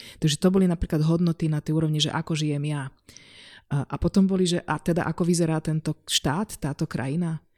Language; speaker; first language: Slovak; non-native, local second language; Hungarian